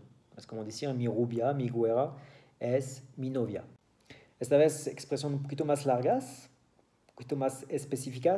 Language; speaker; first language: Spanish; non-native, learner; French